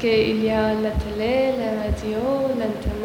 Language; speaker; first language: French; non-native, learner; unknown